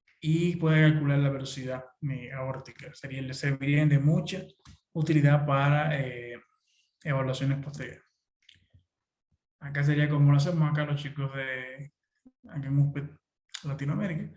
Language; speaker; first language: Spanish; native; Spanish